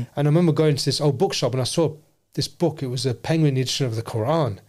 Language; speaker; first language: English; native; English